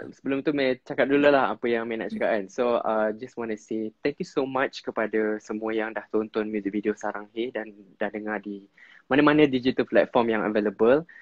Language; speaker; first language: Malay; non-native, local second language; Min Nan Chinese